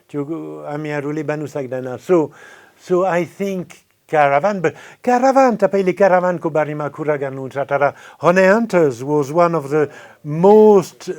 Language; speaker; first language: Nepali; non-native, fluent; French